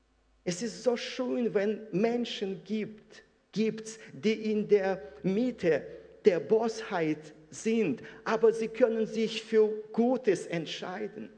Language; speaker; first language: German; non-native, fluent; Russian